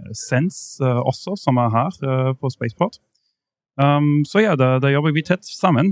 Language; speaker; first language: Norwegian; non-native, fluent; German